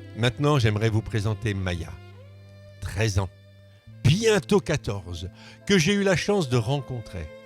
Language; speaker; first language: French; native; French